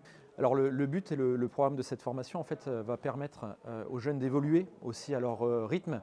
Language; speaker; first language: French; native; French